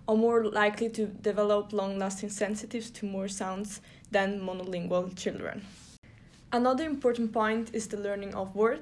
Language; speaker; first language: English; non-native, fluent; German